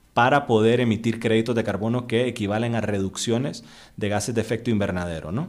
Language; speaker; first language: Spanish; native; Spanish